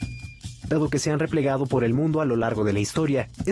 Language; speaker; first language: Spanish; native; Spanish